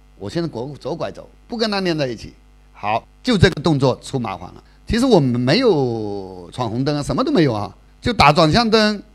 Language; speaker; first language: Chinese; native; Chinese